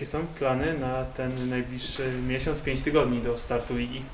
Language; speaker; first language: Polish; native; Polish